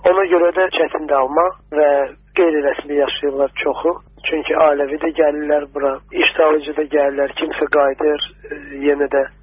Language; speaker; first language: Azerbaijani; native; Azerbaijani